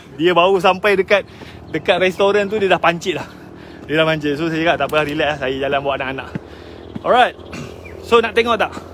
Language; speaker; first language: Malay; native; Malay